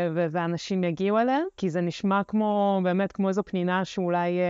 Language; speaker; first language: Hebrew; early bilingual, other home language; Russian